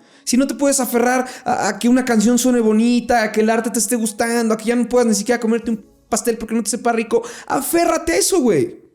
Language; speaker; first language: Spanish; native; Spanish